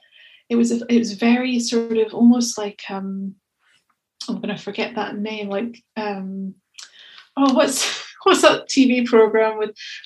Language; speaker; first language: English; native; English